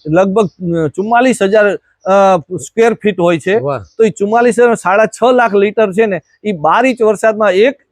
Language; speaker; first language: Gujarati; native; Gujarati